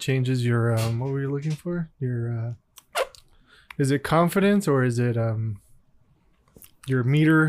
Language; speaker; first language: English; early bilingual, other home language; Spanish